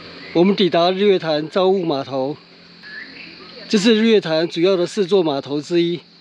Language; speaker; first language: Chinese; native; Chinese